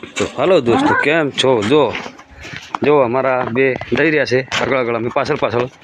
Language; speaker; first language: Gujarati; native; Gujarati